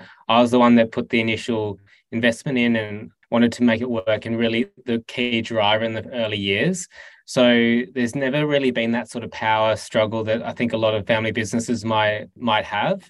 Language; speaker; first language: English; native; English